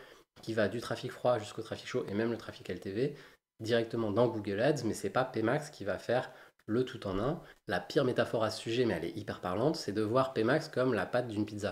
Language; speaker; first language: French; native; French